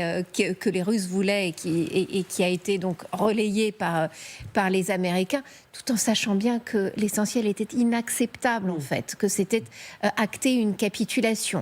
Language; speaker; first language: French; native; French